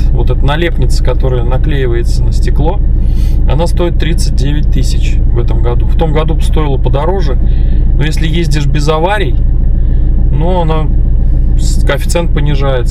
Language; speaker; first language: Russian; native; Russian